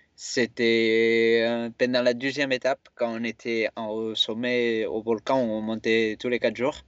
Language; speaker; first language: French; non-native, fluent; Spanish